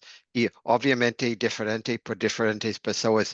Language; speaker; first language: Portuguese; non-native, learner; English